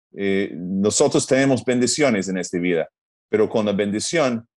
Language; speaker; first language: Spanish; non-native, fluent; English